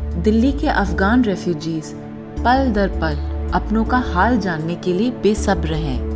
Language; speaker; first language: Hindi; native; Hindi